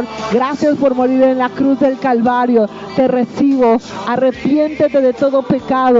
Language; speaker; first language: Spanish; native; Spanish